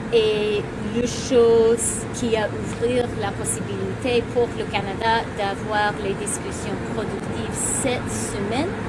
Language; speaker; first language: French; non-native, local second language; English